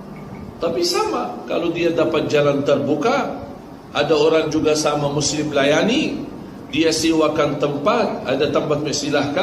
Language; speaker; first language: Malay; non-native, fluent; Arabic